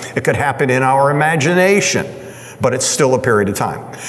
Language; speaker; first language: English; native; English